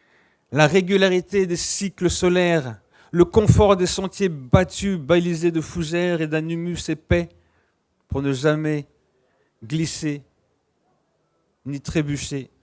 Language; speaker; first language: French; native; French